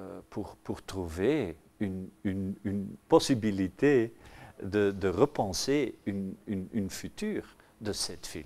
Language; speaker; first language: French; non-native, local second language; Dutch